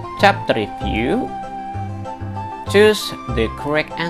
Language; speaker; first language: English; non-native, learner; Indonesian